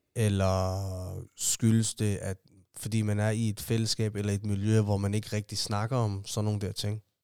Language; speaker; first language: Danish; early bilingual, other home language; Somali